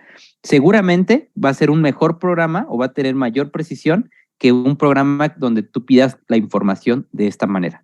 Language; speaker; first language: Spanish; native; Spanish